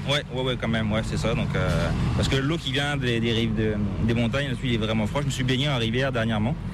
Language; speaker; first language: French; native; French